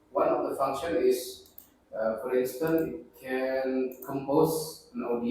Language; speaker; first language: English; non-native, fluent; Indonesian